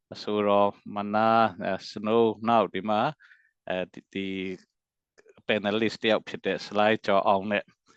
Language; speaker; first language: Burmese; non-native, local second language; Mizo